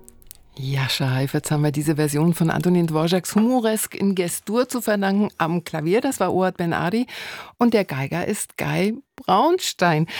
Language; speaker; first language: German; native; German